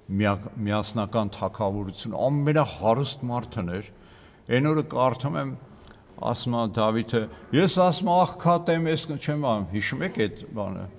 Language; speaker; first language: Armenian; native; Armenian